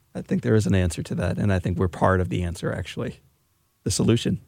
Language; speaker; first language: English; native; English